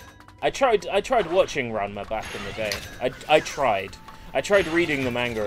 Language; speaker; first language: English; native; English